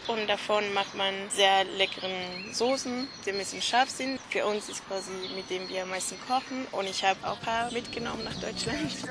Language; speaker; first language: German; early bilingual, heritage; German